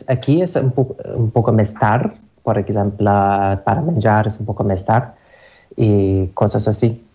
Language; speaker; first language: Catalan; non-native, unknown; English